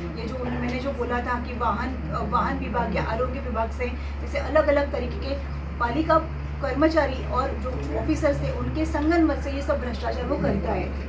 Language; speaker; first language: Hindi; non-native, local second language; Marathi